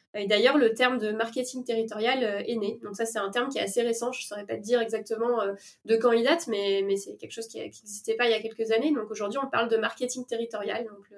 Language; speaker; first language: French; native; French